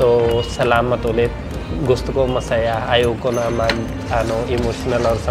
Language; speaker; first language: Filipino; non-native, learner; Punjabi